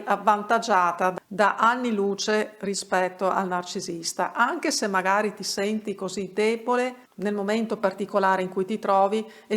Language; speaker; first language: Italian; native; Italian